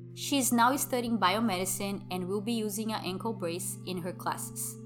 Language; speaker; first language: English; non-native, fluent; Portuguese